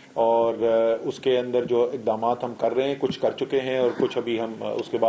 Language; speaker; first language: Urdu; native; Urdu